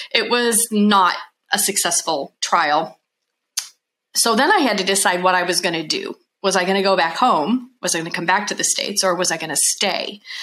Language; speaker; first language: English; native; English